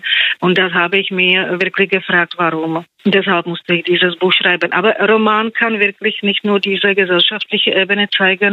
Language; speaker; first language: German; non-native, fluent; Czech